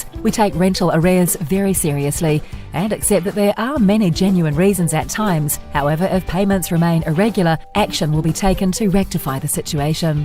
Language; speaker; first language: English; native; English